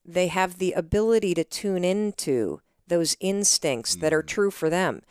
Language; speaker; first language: English; native; English